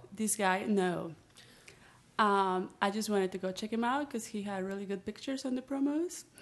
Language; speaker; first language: English; non-native, fluent; Spanish